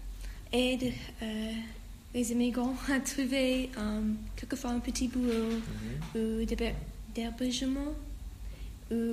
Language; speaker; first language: French; non-native, learner; English